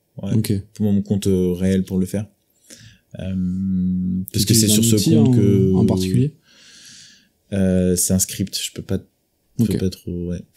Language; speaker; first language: French; native; French